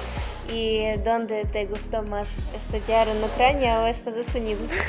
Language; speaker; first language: Spanish; non-native, learner; Ukrainian